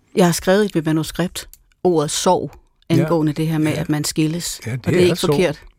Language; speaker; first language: Danish; native; Danish